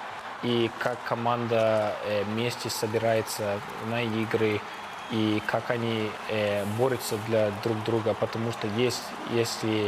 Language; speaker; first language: Russian; early bilingual, heritage; Russian